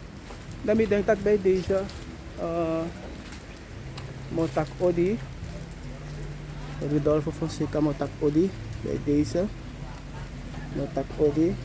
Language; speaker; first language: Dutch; non-native, local second language; Sranan Tongo